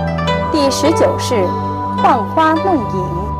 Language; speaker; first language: Chinese; native; Chinese